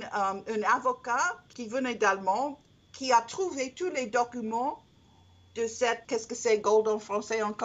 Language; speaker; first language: French; non-native, learner; English